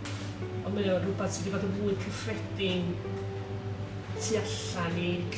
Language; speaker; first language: Welsh; native; Welsh